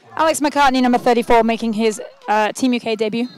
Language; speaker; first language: English; native; English